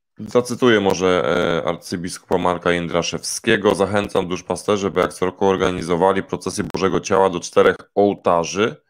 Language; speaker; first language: Polish; native; Polish